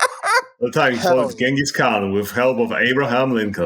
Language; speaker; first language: English; non-native, fluent; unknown